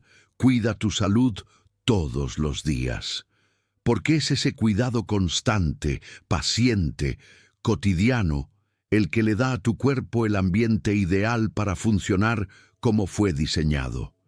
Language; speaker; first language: Spanish; native; Spanish